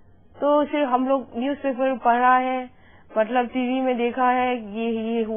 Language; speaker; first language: Hindi; non-native, local second language; Manipuri